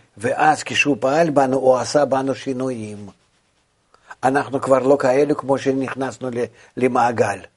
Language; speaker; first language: Hebrew; non-native, fluent; Russian